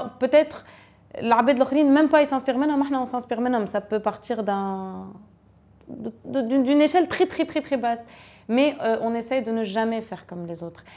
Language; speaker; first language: French; non-native, local second language; Arabic